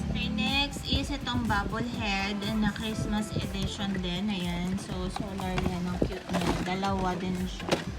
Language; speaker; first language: Filipino; native; Filipino